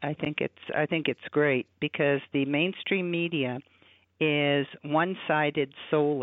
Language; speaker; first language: English; native; English